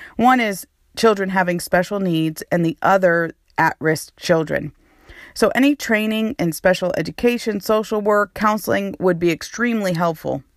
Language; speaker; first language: English; native; English